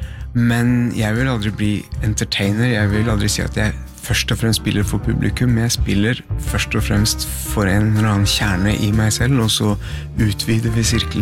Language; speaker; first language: Norwegian; native; Norwegian